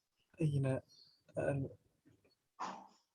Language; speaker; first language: Arabic; non-native, learner; Indonesian